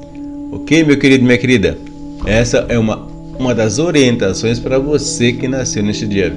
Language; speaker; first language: Portuguese; native; Portuguese